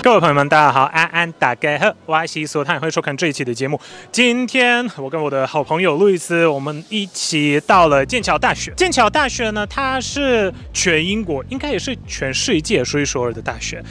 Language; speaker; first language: Chinese; non-native, fluent; Polish